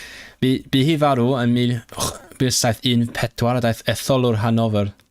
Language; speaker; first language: Welsh; non-native, learner; Cantonese